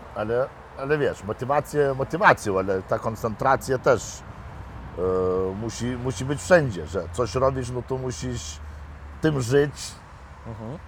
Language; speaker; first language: Polish; non-native, fluent; Lithuanian